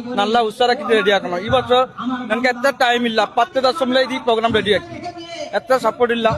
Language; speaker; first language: Malayalam; non-native, learner; Bangla